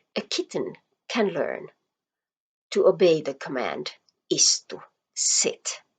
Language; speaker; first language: English; non-native, fluent; Finnish